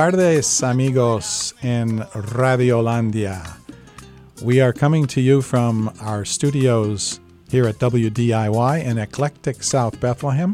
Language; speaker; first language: English; native; English